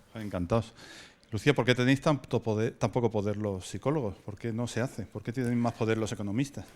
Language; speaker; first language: Spanish; native; Spanish